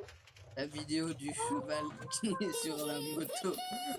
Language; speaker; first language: French; native; French